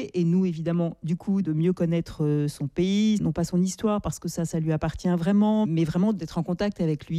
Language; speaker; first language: French; native; French